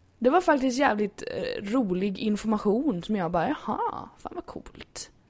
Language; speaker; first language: Swedish; native; Swedish